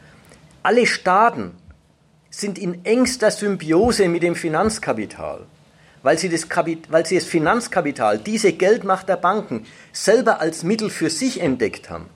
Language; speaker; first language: German; native; German